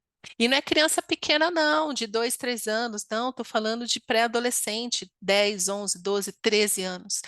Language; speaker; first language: Portuguese; native; Portuguese